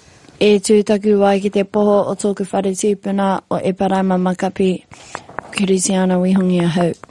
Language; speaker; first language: Māori; non-native, local second language; English